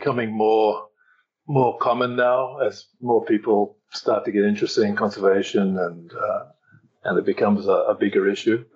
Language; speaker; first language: English; native; English